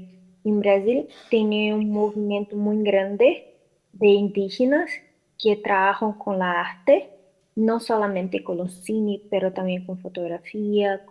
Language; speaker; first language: Spanish; non-native, learner; Portuguese